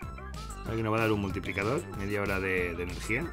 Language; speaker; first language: Spanish; native; Spanish